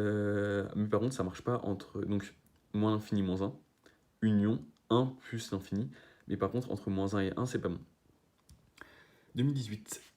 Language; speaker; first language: French; native; French